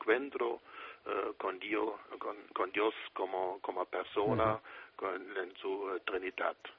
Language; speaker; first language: Spanish; non-native, fluent; German